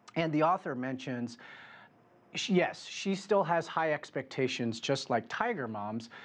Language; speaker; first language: English; native; English